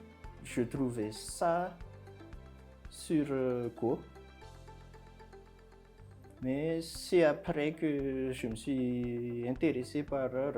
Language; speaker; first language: French; non-native, local second language; Malagasy